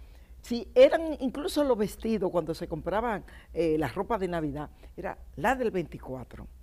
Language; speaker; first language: Spanish; native; Spanish